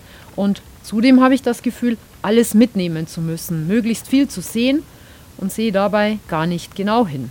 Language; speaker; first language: German; native; German